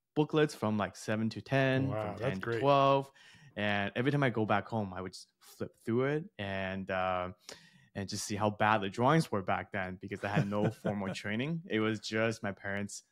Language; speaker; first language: English; early bilingual, other home language; Chinese